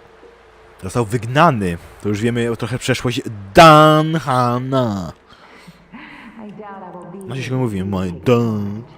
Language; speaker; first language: Polish; native; Polish